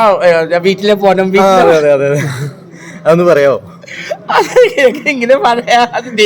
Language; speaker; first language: Malayalam; non-native, local second language; Assamese